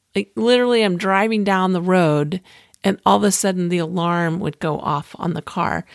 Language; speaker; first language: English; native; English